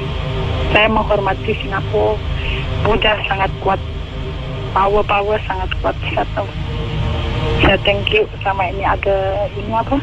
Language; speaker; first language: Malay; non-native, learner; Indonesian